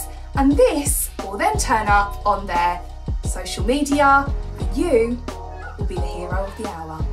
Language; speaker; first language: English; native; English